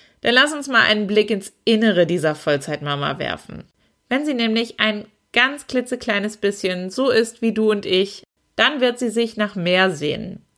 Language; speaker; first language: German; native; German